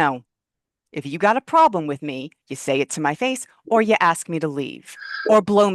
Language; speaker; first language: English; native; English